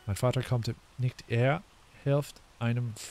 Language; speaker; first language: German; non-native, learner; English